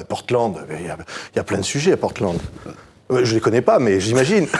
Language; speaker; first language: French; native; French